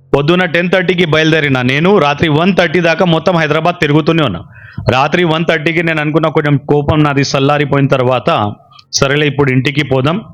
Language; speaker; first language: Telugu; non-native, local second language; Urdu